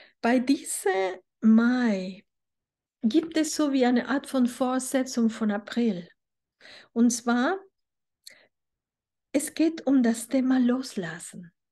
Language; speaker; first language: German; non-native, fluent; Spanish